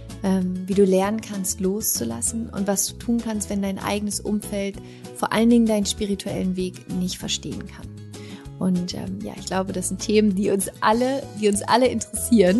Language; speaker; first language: German; native; German